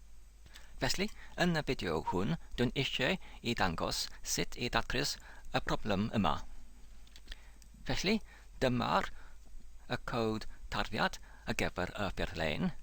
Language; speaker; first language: Welsh; non-native, fluent; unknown